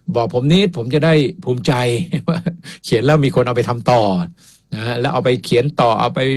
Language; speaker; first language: Thai; native; Thai